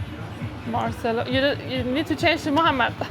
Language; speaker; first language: English; non-native, learner; Persian